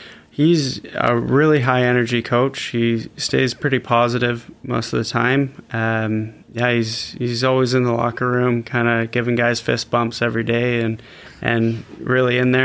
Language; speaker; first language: English; native; English